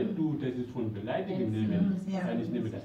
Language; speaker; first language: German; non-native, learner; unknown